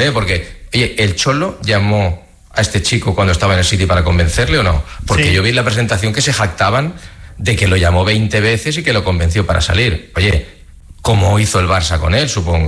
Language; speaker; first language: Spanish; native; Spanish